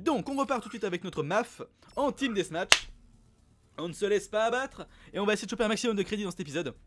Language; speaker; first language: French; native; French